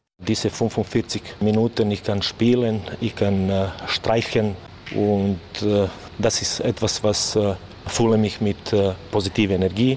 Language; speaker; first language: German; non-native, learner; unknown